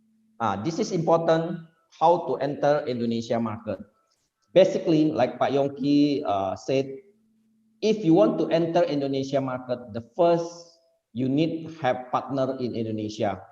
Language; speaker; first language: English; non-native, fluent; Indonesian